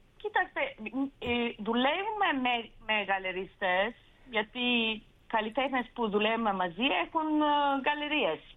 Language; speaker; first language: Greek; early bilingual, heritage; Turkish